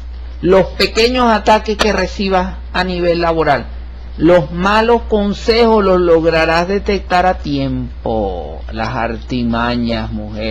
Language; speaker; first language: Spanish; native; Spanish